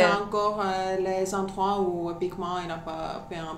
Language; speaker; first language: French; non-native, fluent; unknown